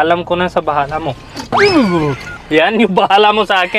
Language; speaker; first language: Filipino; non-native, learner; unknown